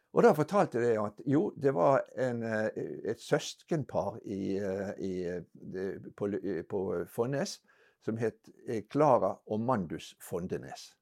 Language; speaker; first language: Norwegian; native; Norwegian